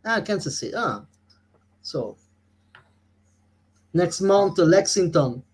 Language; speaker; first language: English; non-native, learner; Italian